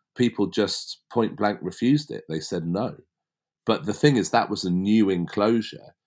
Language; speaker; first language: English; native; English